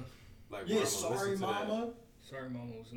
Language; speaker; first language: English; native; English